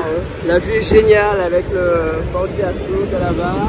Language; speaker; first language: French; native; French